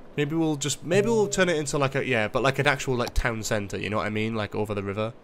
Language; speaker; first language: English; native; English